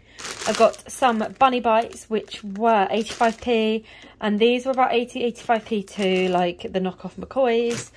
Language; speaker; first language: English; native; English